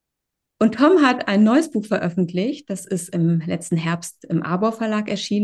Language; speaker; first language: German; native; German